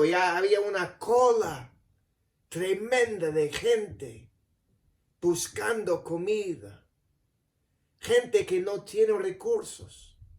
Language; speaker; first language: Spanish; non-native, fluent; English